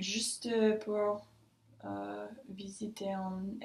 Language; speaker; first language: French; non-native, learner; English